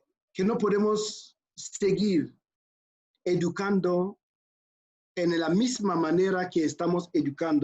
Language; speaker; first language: Spanish; non-native, fluent; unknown